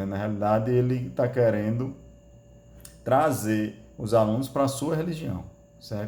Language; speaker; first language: Portuguese; native; Portuguese